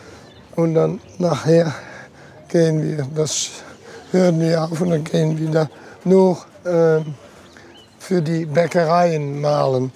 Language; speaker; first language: German; non-native, learner; Dutch